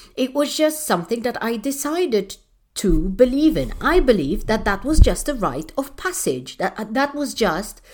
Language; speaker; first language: English; non-native, fluent; Polish